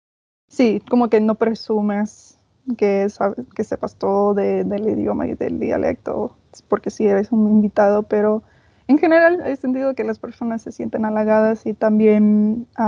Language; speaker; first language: Spanish; non-native, fluent; English